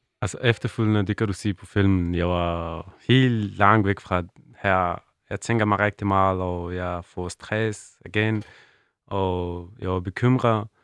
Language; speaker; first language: Danish; non-native, learner; Persian